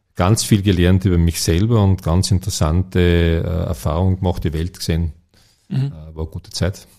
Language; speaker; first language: German; native; German